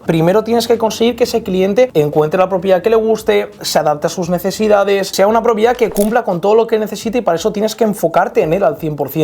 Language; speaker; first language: Spanish; native; Spanish